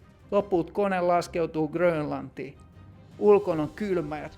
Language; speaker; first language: Finnish; native; Finnish